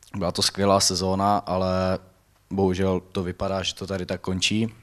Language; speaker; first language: Czech; native; Czech